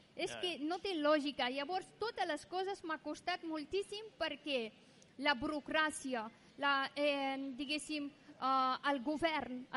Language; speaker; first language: Catalan; non-native, fluent; Persian